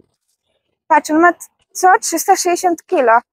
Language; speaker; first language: Polish; native; Polish